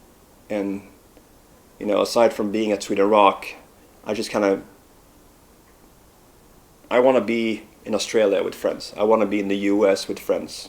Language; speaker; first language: English; non-native, fluent; Swedish